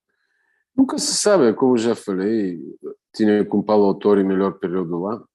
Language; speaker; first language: Portuguese; non-native, fluent; Bulgarian